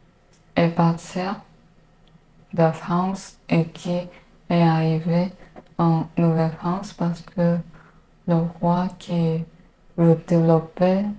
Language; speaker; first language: French; non-native, learner; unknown